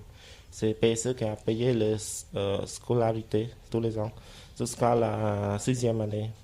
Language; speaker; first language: French; non-native, fluent; Khmer